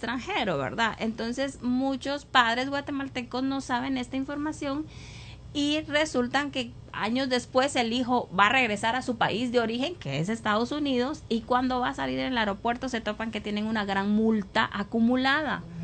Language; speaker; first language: Spanish; native; Spanish